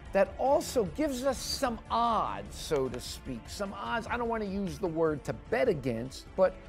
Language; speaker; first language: English; native; English